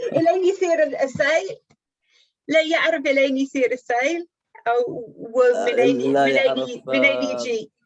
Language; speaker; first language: Arabic; non-native, fluent; English